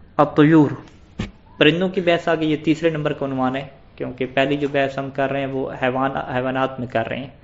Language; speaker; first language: Urdu; non-native, local second language; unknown